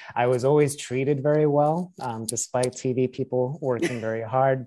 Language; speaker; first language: English; early bilingual, other home language; Spanish